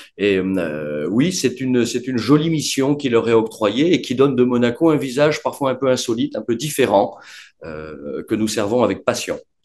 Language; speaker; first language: French; native; French